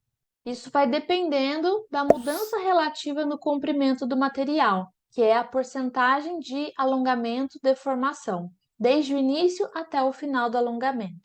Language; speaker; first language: Portuguese; native; Portuguese